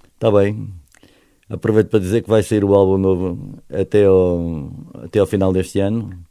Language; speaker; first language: Portuguese; native; Portuguese